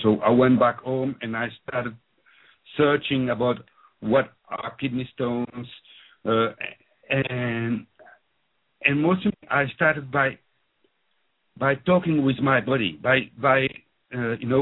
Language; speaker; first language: English; non-native, fluent; French